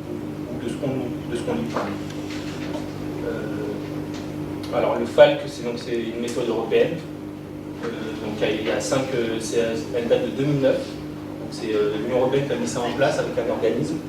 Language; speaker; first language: French; native; French